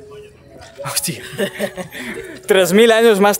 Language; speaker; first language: Spanish; native; Spanish